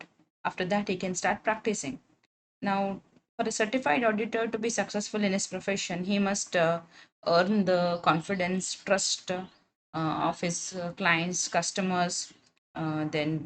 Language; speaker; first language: English; non-native, local second language; Kannada